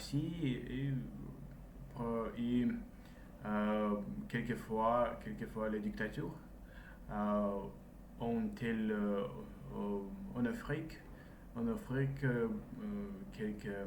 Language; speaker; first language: French; non-native, learner; Russian